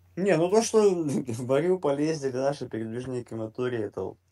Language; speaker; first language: Russian; native; Russian